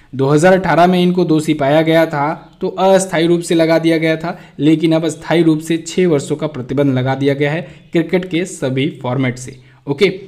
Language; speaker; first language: Hindi; native; Hindi